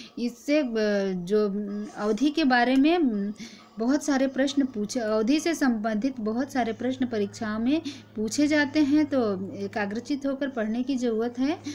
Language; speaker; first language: Hindi; native; Hindi